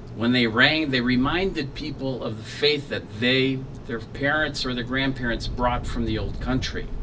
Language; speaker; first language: English; early bilingual, other home language; Slovenian